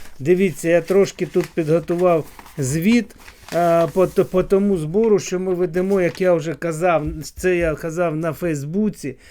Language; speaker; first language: Ukrainian; non-native, local second language; Russian